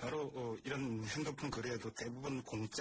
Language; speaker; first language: Korean; native; Korean